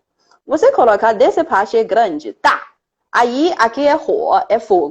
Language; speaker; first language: Portuguese; non-native, fluent; Chinese